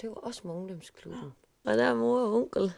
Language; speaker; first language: Danish; native; Danish